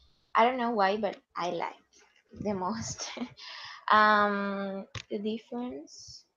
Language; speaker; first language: English; non-native, learner; Spanish